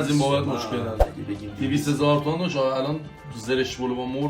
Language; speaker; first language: Persian; native; Persian